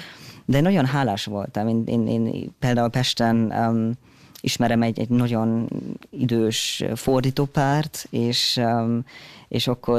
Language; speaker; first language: Hungarian; non-native, fluent; German